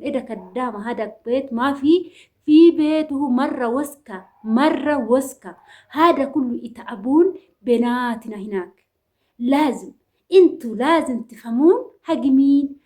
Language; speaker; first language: Arabic; non-native, learner; Oromo